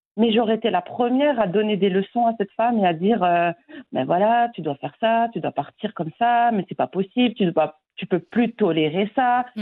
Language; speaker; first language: French; non-native, local second language; Arabic